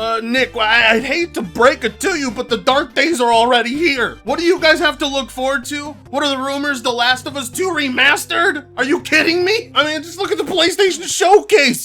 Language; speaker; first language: English; native; English